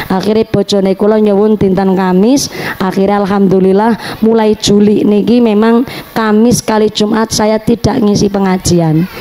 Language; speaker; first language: Indonesian; non-native, local second language; Javanese